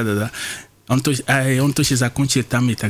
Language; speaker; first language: Russian; non-native, fluent; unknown